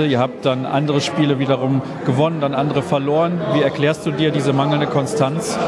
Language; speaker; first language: German; native; German